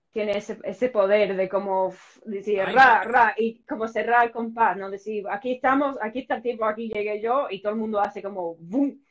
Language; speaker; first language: Spanish; non-native, fluent; English